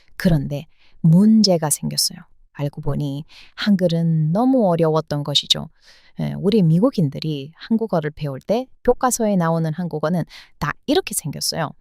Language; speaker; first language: Korean; non-native, fluent; English